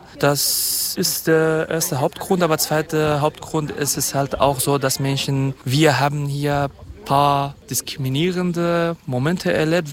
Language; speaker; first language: German; non-native, fluent; Kurdish